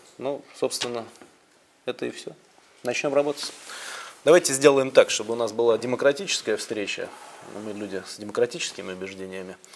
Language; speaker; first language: Russian; native; Russian